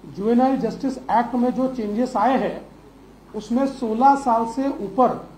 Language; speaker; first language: Hindi; non-native, local second language; Marathi